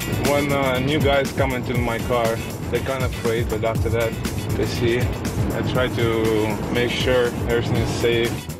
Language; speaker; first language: English; non-native, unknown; Russian